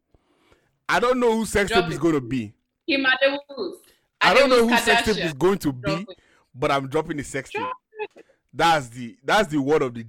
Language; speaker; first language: English; non-native, local second language; Yoruba